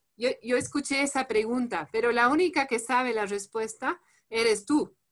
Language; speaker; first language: Spanish; non-native, fluent; French